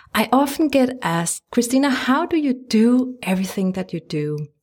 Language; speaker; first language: English; non-native, fluent; Danish